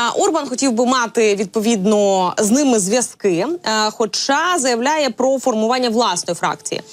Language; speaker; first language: Ukrainian; native; Ukrainian